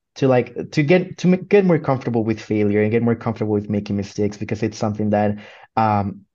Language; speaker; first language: English; non-native, fluent; Spanish